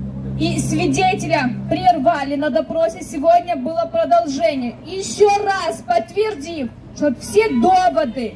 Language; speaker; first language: Russian; native; Russian